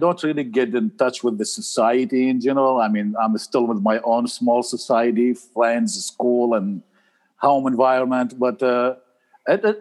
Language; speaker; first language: English; non-native, fluent; Arabic